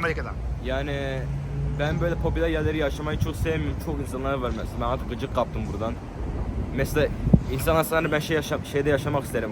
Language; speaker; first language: Turkish; early bilingual, heritage; Turkish